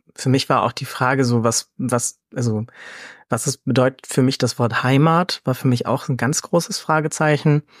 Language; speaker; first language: German; native; German